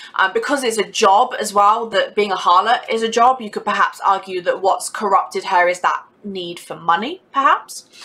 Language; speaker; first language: English; native; English